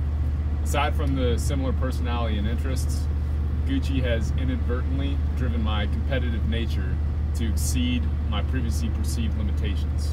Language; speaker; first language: English; native; English